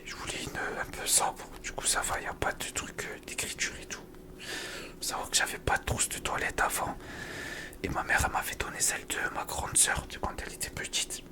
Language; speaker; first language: French; native; French